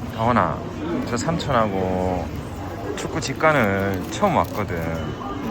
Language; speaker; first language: Korean; native; Korean